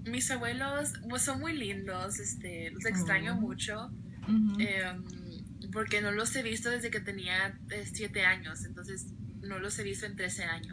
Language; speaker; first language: Spanish; early bilingual, other home language; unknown